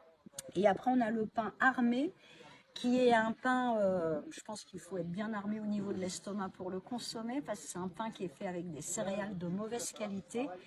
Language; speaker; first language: French; native; French